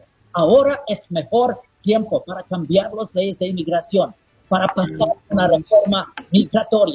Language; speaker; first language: Spanish; non-native, fluent; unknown